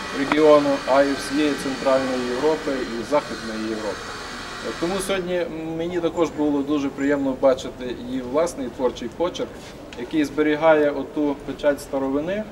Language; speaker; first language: Ukrainian; native; Ukrainian